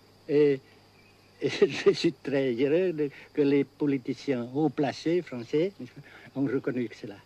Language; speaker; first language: French; non-native, fluent; Vietnamese